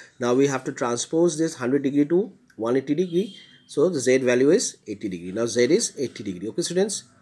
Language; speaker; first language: English; non-native, local second language; Bangla